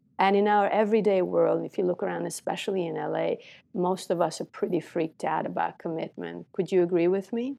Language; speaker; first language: English; non-native, fluent; Romanian